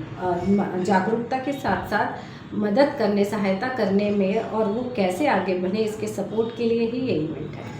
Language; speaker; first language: Hindi; non-native, local second language; Gujarati